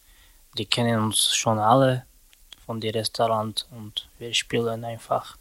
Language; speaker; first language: German; non-native, learner; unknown